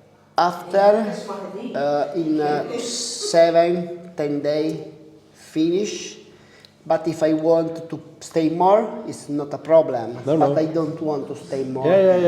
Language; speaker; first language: English; non-native, learner; Italian